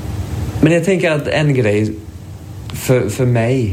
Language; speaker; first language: Swedish; non-native, fluent; English